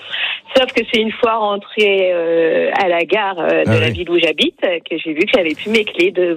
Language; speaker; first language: French; native; French